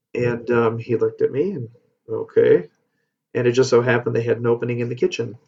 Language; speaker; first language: English; native; English